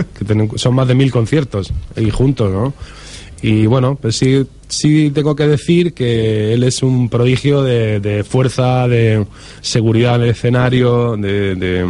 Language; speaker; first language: Spanish; native; Spanish